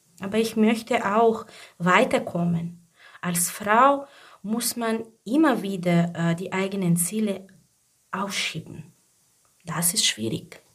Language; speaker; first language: German; non-native, fluent; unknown